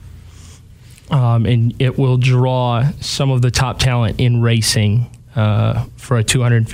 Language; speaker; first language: English; native; English